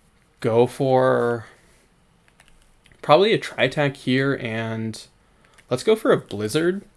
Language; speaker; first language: English; native; English